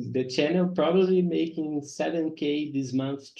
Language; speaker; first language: English; non-native, learner; Portuguese